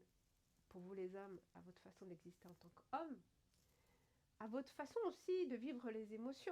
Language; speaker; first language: French; native; French